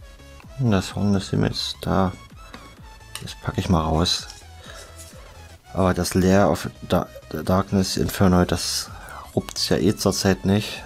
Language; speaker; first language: German; native; German